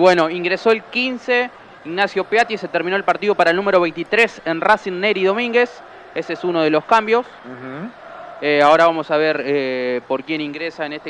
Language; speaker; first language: Spanish; native; Spanish